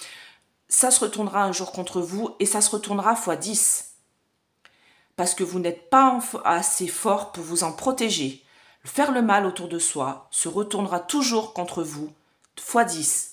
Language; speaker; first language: French; native; French